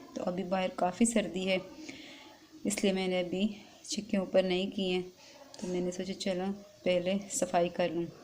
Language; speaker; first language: Urdu; non-native, local second language; Northern Hindko